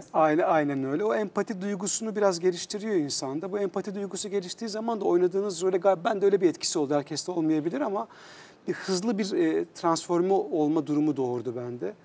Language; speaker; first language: Turkish; native; Turkish